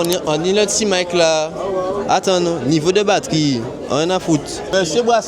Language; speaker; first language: French; native; French